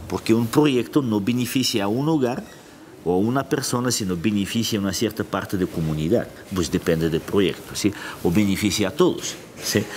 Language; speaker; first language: Spanish; non-native, fluent; Russian